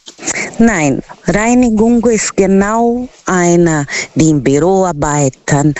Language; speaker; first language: German; non-native, learner; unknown